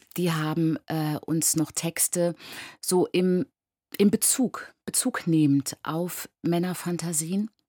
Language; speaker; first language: German; early bilingual, other home language; Persian